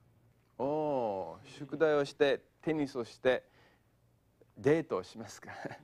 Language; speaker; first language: Japanese; non-native, fluent; English